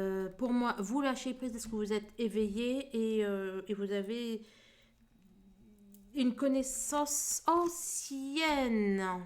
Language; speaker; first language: French; native; French